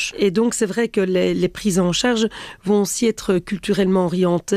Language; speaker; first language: French; native; French